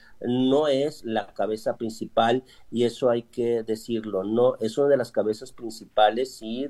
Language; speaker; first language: Spanish; native; Spanish